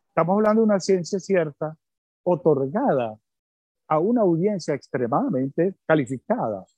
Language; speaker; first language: Spanish; early bilingual, other home language; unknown